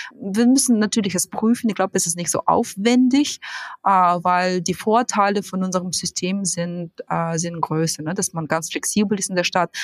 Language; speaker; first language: German; non-native, fluent; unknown